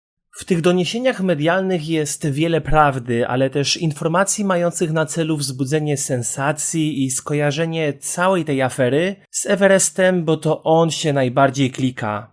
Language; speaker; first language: Polish; native; Polish